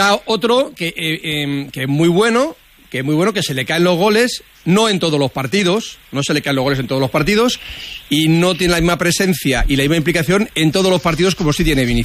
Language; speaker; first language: Spanish; native; Spanish